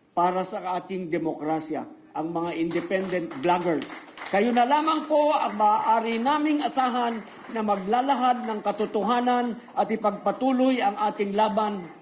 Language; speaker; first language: Filipino; native; Filipino